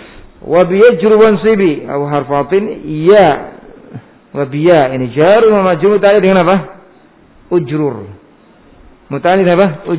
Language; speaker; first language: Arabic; non-native, fluent; Indonesian